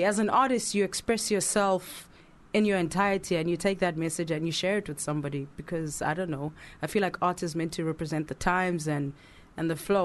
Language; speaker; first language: English; non-native, local second language; Zulu